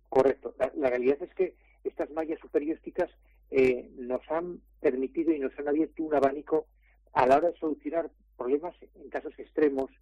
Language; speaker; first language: Spanish; native; Spanish